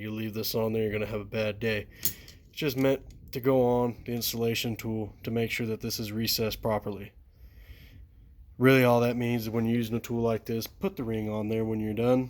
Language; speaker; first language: English; native; English